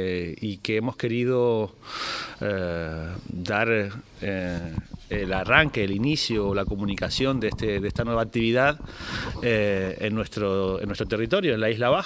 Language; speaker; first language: Spanish; native; Spanish